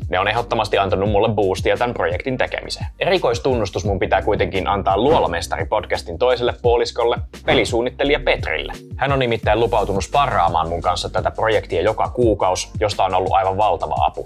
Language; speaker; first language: Finnish; native; Finnish